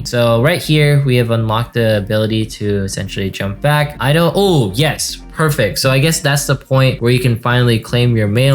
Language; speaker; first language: English; native; English